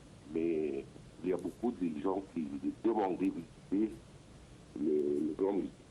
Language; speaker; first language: French; non-native, learner; Arabic